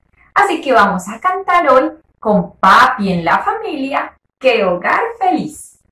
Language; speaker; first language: Spanish; native; Spanish